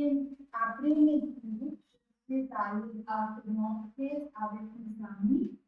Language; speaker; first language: French; non-native, learner; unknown